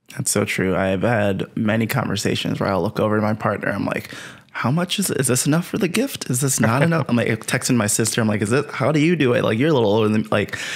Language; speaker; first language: English; native; English